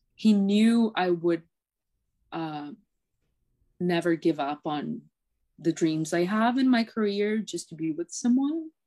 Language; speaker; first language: English; non-native, fluent; Portuguese